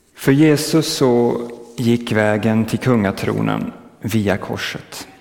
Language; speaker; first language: Swedish; early bilingual, other home language; French